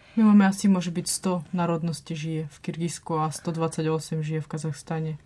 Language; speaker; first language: Slovak; non-native, fluent; Russian